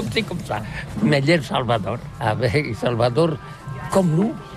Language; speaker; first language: French; non-native, learner; Catalan